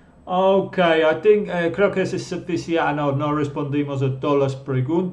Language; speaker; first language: Spanish; non-native, fluent; English